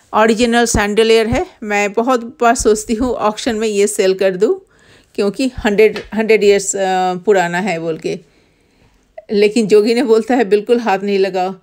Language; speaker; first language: Hindi; non-native, local second language; Bangla